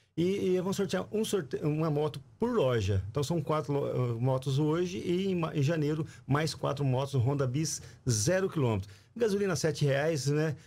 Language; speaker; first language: Portuguese; native; Portuguese